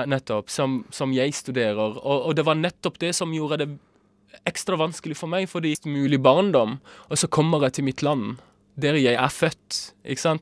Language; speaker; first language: Norwegian; early bilingual, other home language; Arabic